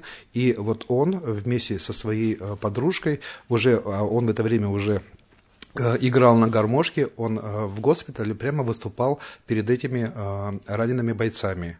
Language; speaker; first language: Russian; native; Russian